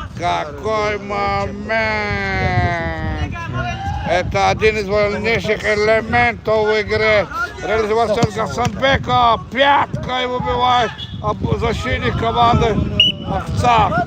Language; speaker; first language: Russian; non-native, local second language; Lezghian